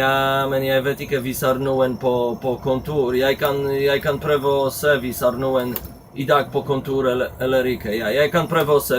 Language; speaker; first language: Swedish; non-native, learner; Polish